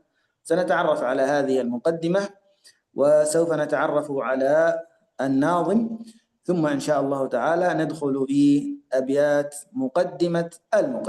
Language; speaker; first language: Arabic; native; Arabic